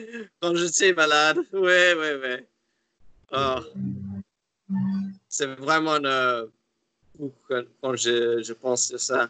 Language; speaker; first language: French; non-native, learner; English